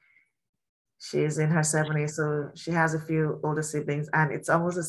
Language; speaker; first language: English; non-native, local second language; Yoruba